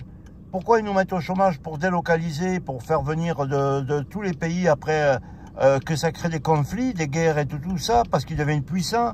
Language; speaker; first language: French; native; French